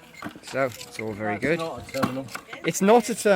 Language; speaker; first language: English; native; English